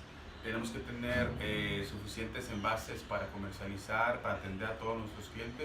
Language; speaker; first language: Spanish; native; Spanish